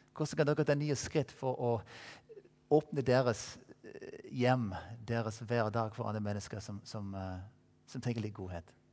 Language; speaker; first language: Norwegian; non-native, fluent; English